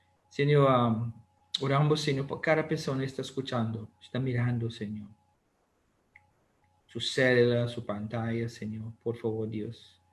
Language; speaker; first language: Spanish; non-native, learner; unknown